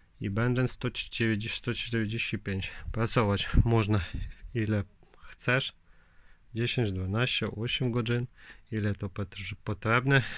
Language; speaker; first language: Polish; non-native, learner; Ukrainian